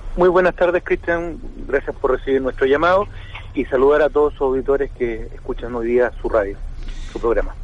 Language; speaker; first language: Spanish; native; Spanish